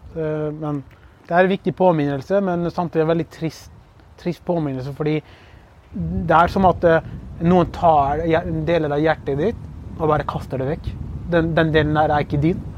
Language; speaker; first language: Norwegian; early bilingual, other home language; Kurdish